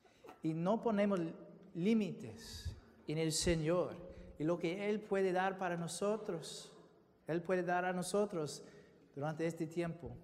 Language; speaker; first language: Spanish; non-native, fluent; English